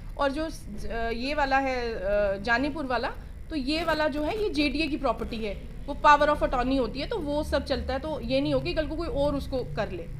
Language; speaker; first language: Hindi; non-native, local second language; Punjabi